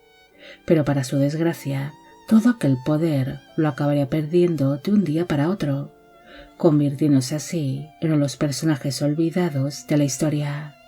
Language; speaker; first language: Spanish; native; Spanish